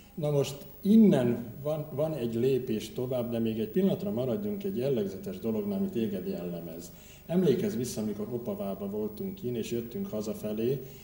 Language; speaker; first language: Hungarian; native; Hungarian